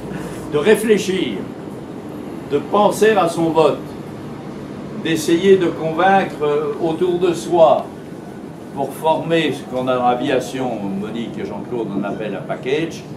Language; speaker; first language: French; native; French